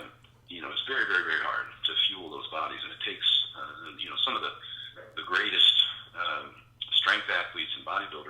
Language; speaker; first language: English; native; English